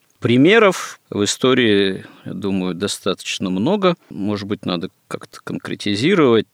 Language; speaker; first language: Russian; native; Russian